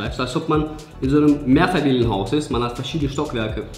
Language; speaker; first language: German; native; German